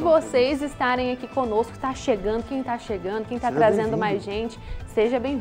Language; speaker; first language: Portuguese; native; Portuguese